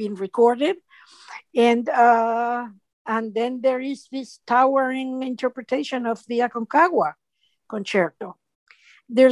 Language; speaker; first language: English; non-native, fluent; Spanish